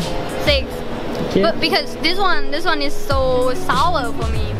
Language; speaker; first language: English; non-native, learner; Thai